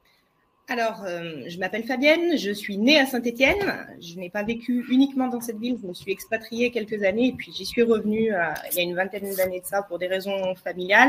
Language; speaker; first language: French; native; French